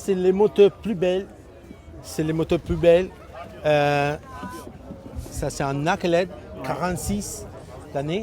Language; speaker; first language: French; non-native, learner; Italian